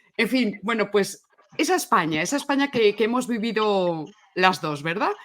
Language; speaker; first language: Spanish; native; Spanish